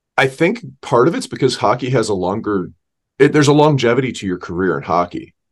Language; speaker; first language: English; native; English